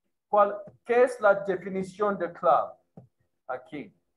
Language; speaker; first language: Spanish; non-native, learner; English